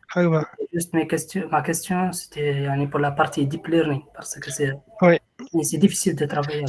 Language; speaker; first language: French; non-native, local second language; Arabic